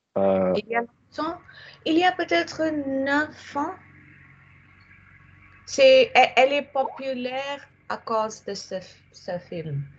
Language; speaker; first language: French; non-native, fluent; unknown